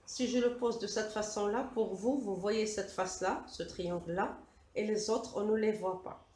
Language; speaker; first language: French; non-native, local second language; Arabic